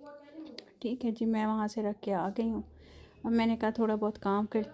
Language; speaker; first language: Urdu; non-native, local second language; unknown